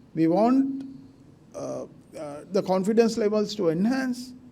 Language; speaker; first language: English; non-native, local second language; Sinhala